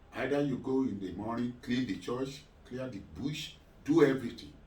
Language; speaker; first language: English; non-native, local second language; Yoruba